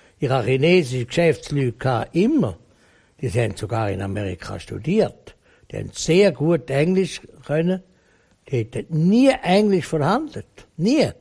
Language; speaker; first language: German; native; German